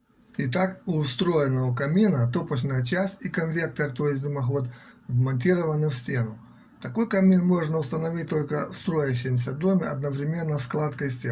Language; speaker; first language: Russian; native; Russian